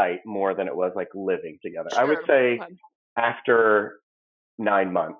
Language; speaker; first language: English; native; English